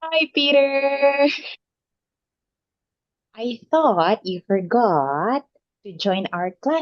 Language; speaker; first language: English; non-native, local second language; Filipino